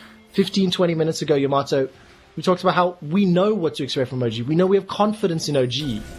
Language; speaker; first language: English; native; English